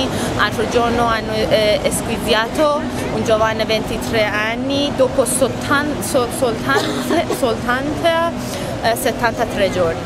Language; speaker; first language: Italian; non-native, learner; Persian